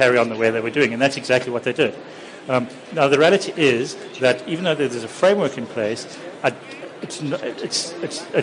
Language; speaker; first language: English; native; English